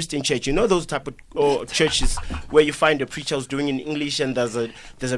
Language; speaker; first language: English; non-native, local second language; South Ndebele